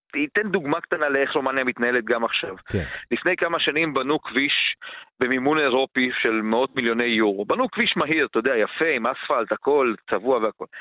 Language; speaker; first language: Hebrew; early bilingual, other home language; Romanian